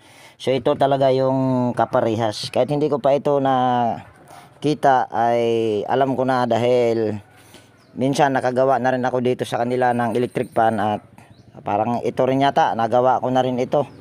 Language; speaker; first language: Filipino; native; Filipino